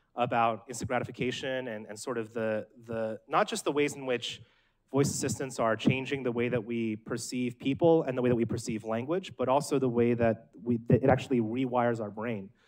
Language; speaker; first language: English; native; English